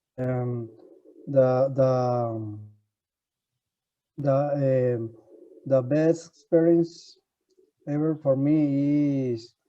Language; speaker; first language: English; non-native, learner; Spanish